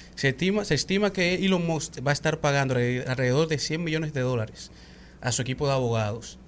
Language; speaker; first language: Spanish; native; Spanish